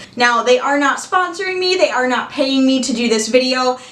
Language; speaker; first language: English; native; English